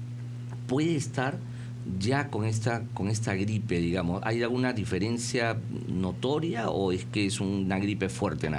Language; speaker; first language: Spanish; native; Spanish